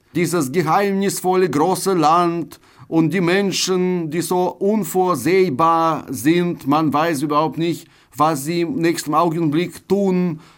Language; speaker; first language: German; non-native, fluent; Russian